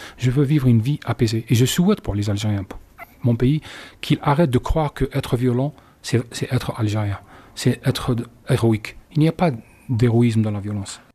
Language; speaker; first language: French; non-native, local second language; Arabic